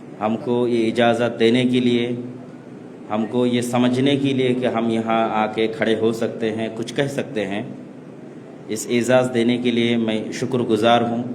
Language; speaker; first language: Urdu; non-native, fluent; Bangla